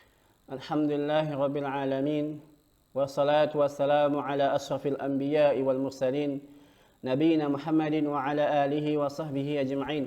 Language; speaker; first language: Arabic; non-native, fluent; Indonesian